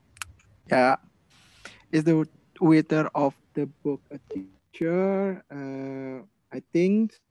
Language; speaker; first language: English; non-native, learner; Indonesian